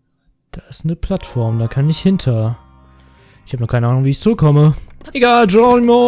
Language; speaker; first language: German; native; German